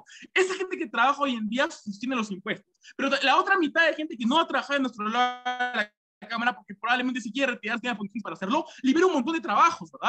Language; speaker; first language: Spanish; native; Spanish